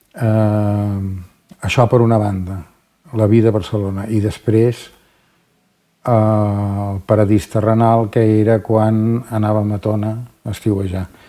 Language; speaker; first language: Catalan; native; Catalan